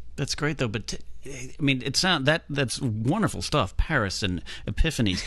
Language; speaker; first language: English; native; English